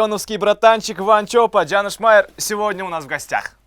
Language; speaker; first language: Russian; native; Russian